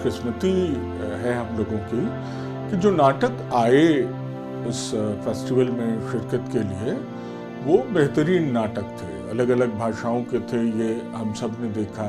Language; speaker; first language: Hindi; native; Hindi